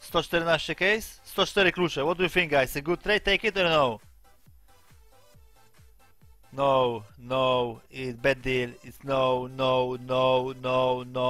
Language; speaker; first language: English; non-native, learner; Polish